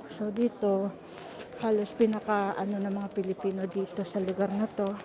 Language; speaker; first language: Filipino; native; Filipino